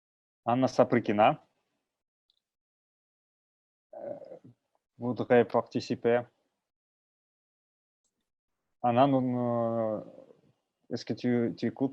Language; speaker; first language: French; non-native, learner; Russian